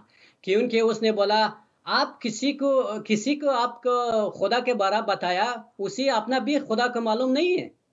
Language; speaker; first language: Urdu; non-native, learner; Persian